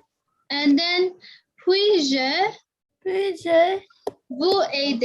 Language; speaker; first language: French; non-native, learner; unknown